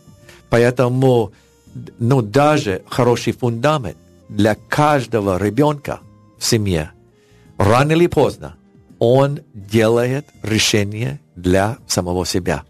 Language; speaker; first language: Russian; non-native, learner; English